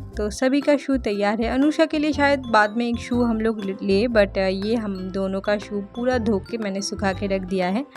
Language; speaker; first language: Hindi; non-native, local second language; Bangla